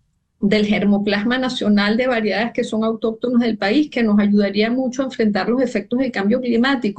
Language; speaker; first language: Spanish; native; Spanish